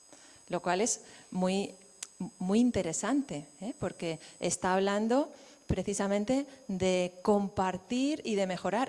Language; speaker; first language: Spanish; native; Spanish